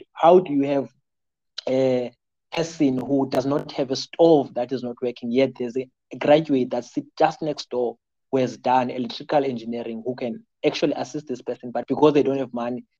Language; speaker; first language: English; non-native, local second language; Xhosa